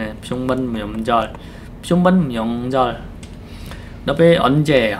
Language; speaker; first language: Korean; non-native, fluent; Khmer